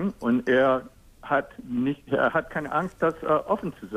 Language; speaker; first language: German; non-native, fluent; English